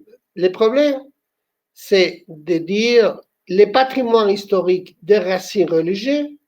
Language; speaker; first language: French; non-native, fluent; Spanish